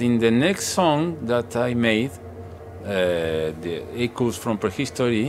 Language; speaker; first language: English; non-native, learner; Spanish